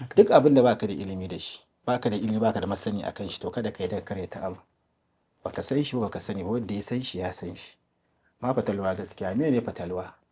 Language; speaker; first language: Hausa; native; Hausa